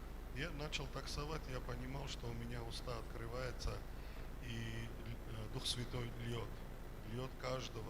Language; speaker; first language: Russian; non-native, fluent; Armenian